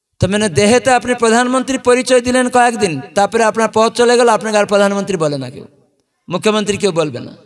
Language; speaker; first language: Bangla; non-native, fluent; Odia